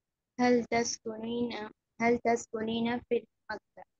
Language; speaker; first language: Arabic; non-native, learner; Urdu